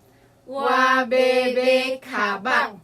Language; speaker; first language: Chinese; non-native, fluent; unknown